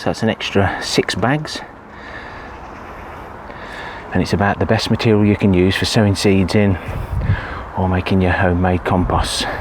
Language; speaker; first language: English; native; English